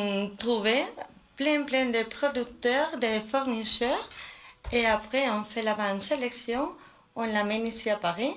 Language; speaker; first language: French; non-native, fluent; Spanish